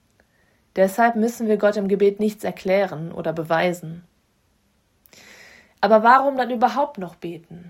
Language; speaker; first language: German; native; German